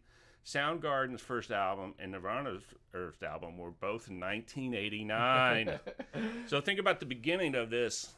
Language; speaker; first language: English; native; English